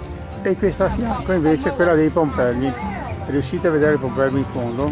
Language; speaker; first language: Italian; native; Italian